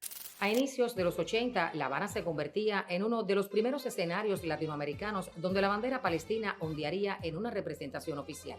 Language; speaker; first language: Spanish; native; Spanish